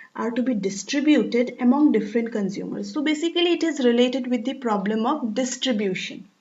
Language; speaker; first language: English; non-native, local second language; Assamese